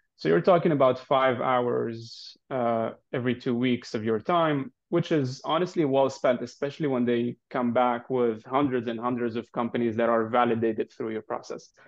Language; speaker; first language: English; non-native, fluent; Arabic